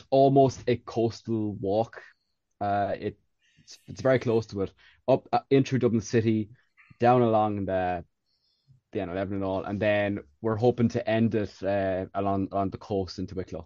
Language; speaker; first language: English; native; English